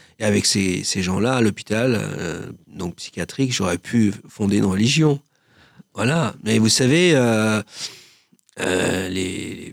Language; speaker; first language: French; native; French